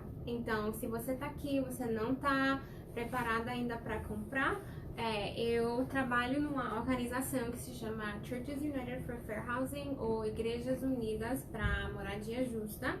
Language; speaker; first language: Portuguese; non-native, fluent; Spanish